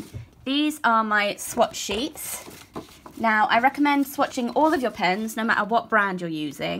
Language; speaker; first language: English; native; English